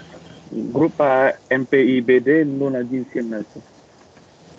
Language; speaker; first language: Russian; non-native, learner; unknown